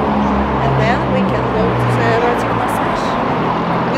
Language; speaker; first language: English; non-native, learner; Russian